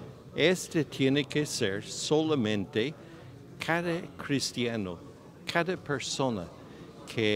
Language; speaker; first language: Spanish; non-native, fluent; English